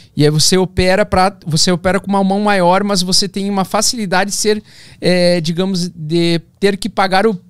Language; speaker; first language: Portuguese; native; Portuguese